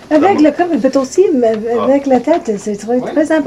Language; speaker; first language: French; non-native, learner; English